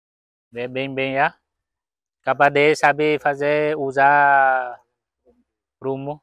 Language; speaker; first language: Portuguese; non-native, local second language; Vietnamese